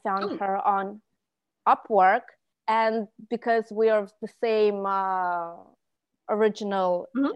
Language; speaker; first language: English; non-native, fluent; Russian